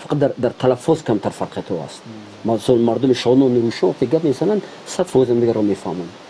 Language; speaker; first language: Tajik; non-native, local second language; Shughni